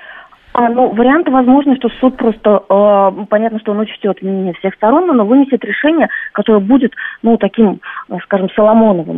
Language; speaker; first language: Russian; native; Russian